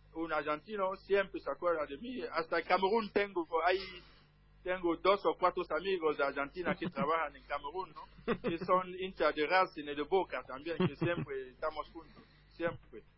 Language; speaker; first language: Spanish; non-native, learner; French